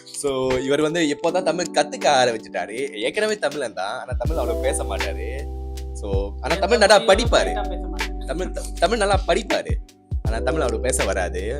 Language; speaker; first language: Tamil; early bilingual, heritage; Tamil